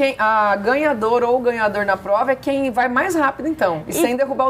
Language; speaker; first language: Portuguese; native; Portuguese